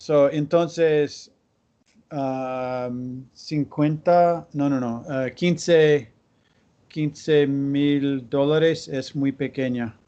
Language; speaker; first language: Spanish; non-native, learner; English